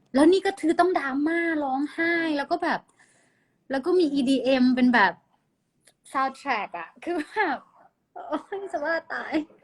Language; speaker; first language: Thai; native; Thai